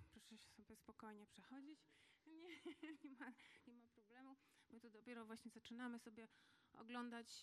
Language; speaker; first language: Polish; native; Polish